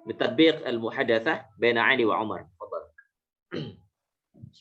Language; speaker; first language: Arabic; non-native, fluent; Indonesian